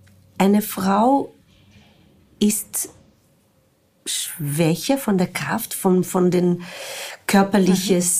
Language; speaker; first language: German; non-native, fluent; Portuguese